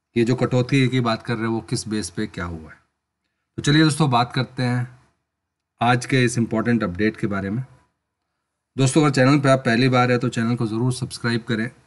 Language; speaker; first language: Hindi; native; Hindi